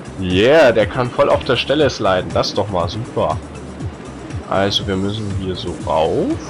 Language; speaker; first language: German; native; German